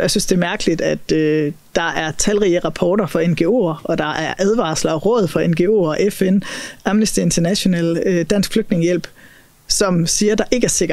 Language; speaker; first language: Danish; native; Danish